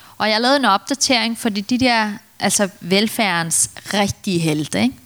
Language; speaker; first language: Danish; early bilingual, other home language; Turkish